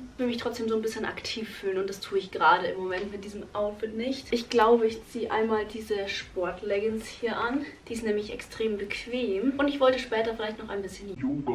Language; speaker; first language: German; native; German